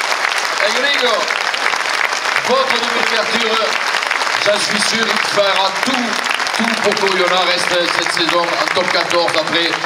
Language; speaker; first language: French; native; French